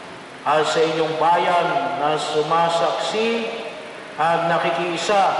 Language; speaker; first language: Filipino; native; Filipino